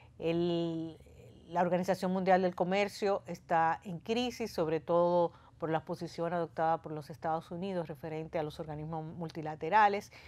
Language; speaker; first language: Spanish; native; Spanish